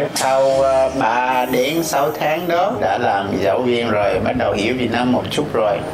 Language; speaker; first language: Vietnamese; non-native, learner; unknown